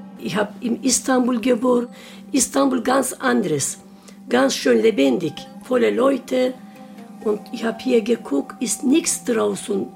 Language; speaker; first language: German; non-native, learner; Turkish